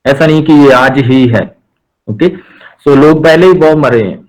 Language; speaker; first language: Hindi; non-native, local second language; Punjabi